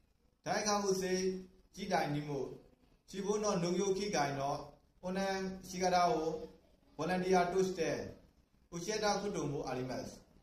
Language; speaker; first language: Japanese; non-native, learner; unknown